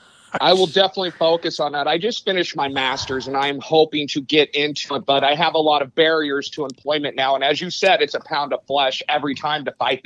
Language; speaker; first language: English; native; English